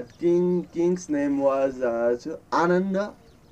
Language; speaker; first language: English; non-native, learner; Newari